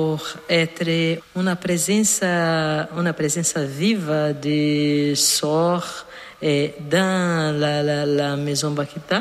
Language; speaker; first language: French; non-native, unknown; Portuguese